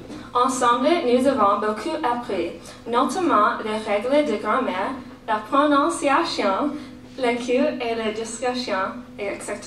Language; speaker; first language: French; non-native, local second language; English